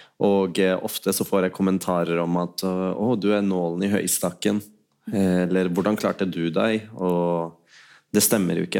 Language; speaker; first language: Norwegian; early bilingual, other home language; Urdu